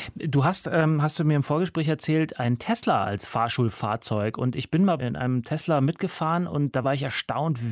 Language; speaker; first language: German; native; German